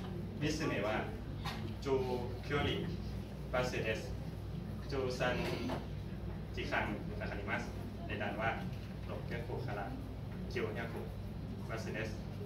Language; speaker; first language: Japanese; non-native, learner; Thai